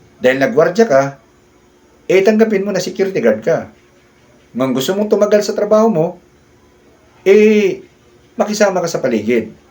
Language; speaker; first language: Filipino; non-native, local second language; Cebuano